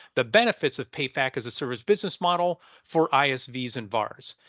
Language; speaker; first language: English; native; English